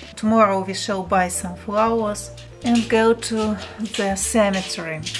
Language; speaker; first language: English; non-native, fluent; Russian